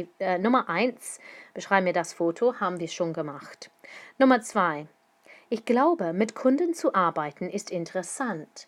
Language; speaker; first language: German; non-native, fluent; English